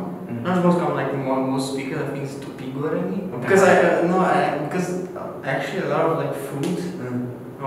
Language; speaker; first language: English; non-native, fluent; Portuguese